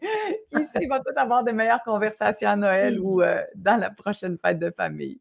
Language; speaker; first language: French; native; French